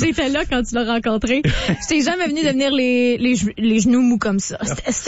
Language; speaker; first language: French; native; French